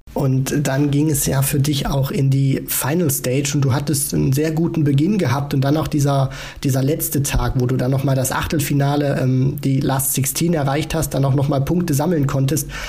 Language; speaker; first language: German; native; German